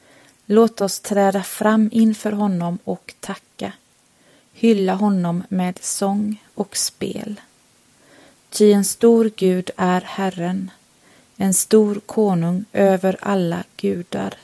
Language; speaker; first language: Swedish; native; Swedish